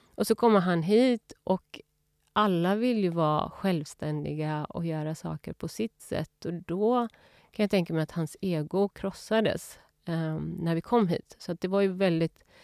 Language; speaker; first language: Swedish; early bilingual, other home language; Persian